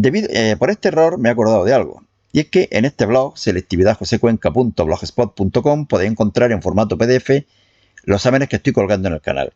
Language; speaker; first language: Spanish; native; Spanish